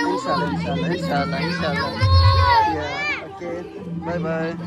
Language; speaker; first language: Indonesian; non-native, learner; Urdu